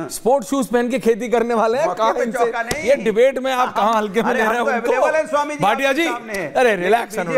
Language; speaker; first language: Hindi; native; Hindi